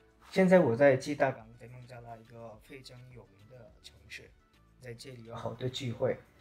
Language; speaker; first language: Chinese; non-native, fluent; Bangla